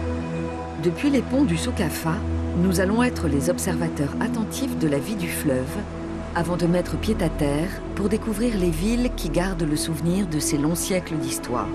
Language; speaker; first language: French; native; French